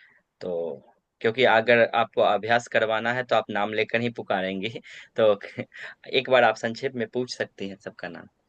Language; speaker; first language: Hindi; native; Hindi